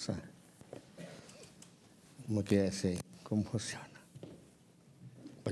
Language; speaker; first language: Portuguese; non-native, local second language; Yanomámi